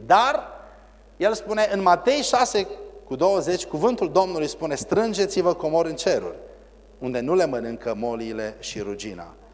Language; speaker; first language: Romanian; early bilingual, heritage; Romanian